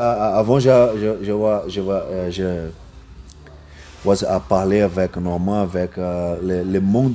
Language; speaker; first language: French; non-native, learner; Portuguese